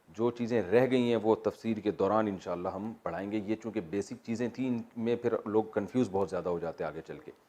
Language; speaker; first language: Urdu; native; Urdu